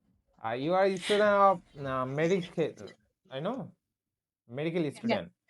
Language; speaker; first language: English; non-native, learner; Bangla